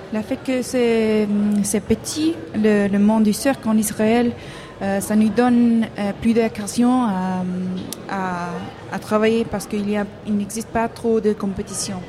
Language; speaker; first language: French; non-native, fluent; Hebrew